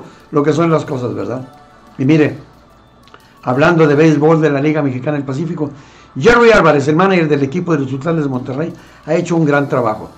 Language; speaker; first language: Spanish; native; Spanish